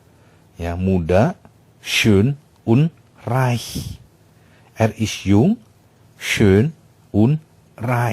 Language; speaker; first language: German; non-native, fluent; Indonesian